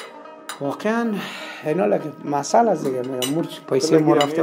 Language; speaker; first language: Persian; native; Persian